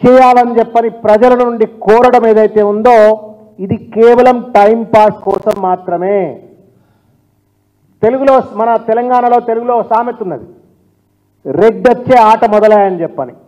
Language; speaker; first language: Telugu; native; Telugu